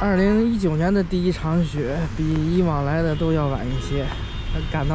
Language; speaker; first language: Chinese; native; Chinese